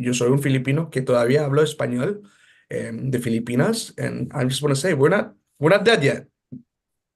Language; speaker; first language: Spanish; early bilingual, heritage; Filipino